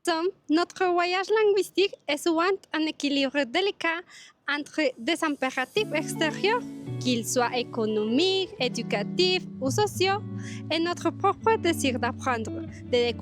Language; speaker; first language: French; non-native, learner; Spanish